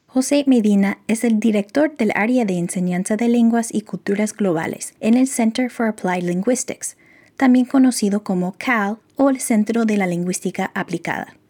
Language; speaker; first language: Spanish; non-native, fluent; English